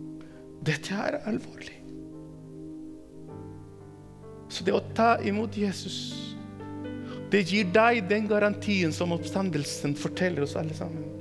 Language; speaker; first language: Norwegian; non-native, fluent; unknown